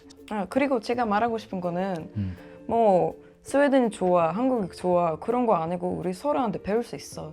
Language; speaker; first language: Korean; non-native, learner; Swedish